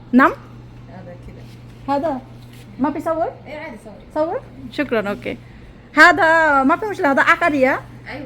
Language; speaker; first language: Arabic; non-native, learner; Bangla